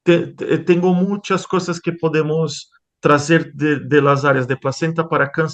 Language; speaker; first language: Spanish; non-native, fluent; Portuguese